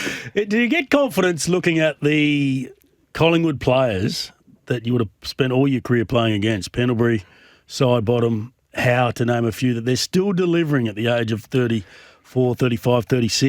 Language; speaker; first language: English; native; English